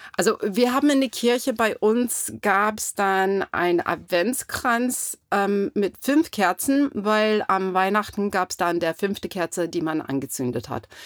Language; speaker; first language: German; non-native, fluent; English